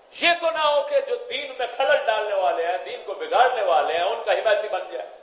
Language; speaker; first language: Urdu; non-native, local second language; Punjabi